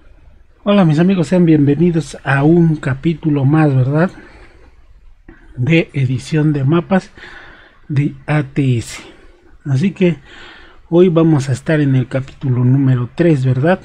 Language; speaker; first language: Spanish; native; Spanish